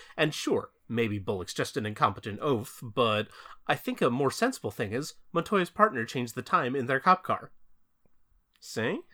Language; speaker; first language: English; native; English